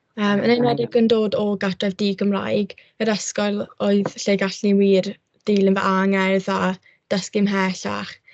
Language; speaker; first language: Welsh; non-native, local second language; English